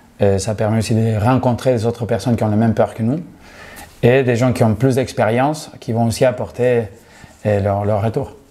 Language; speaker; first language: French; non-native, fluent; Spanish